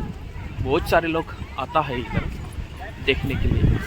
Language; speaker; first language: Hindi; non-native, local second language; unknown